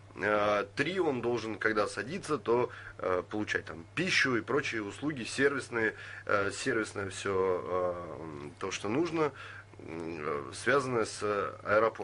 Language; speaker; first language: Russian; native; Russian